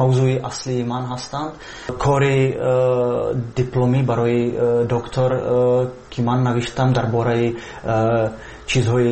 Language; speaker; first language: Persian; non-native, fluent; Czech